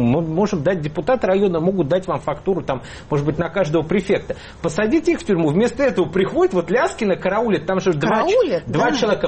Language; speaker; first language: Russian; native; Russian